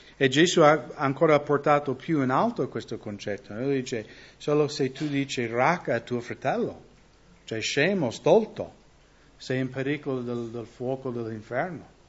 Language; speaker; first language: Italian; non-native, fluent; English